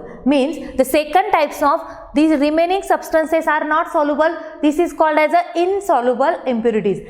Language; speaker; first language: English; non-native, local second language; Marathi